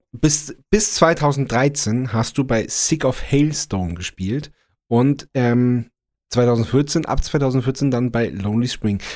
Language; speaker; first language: German; native; German